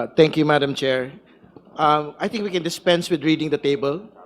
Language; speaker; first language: English; non-native, local second language; Filipino